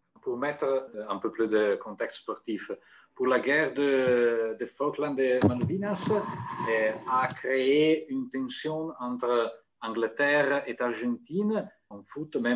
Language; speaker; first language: French; non-native, fluent; Italian